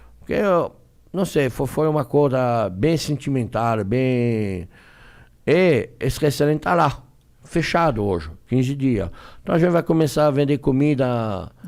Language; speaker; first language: Portuguese; non-native, fluent; French